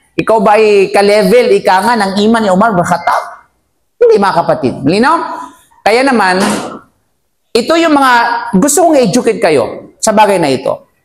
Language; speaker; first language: Filipino; non-native, local second language; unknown